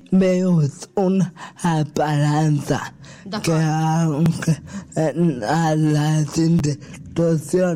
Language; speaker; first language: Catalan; non-native, local second language; Spanish